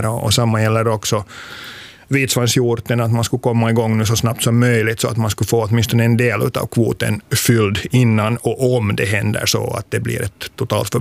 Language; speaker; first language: Swedish; native; Swedish